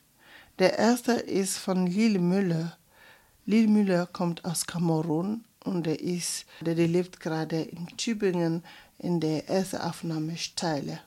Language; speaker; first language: German; non-native, fluent; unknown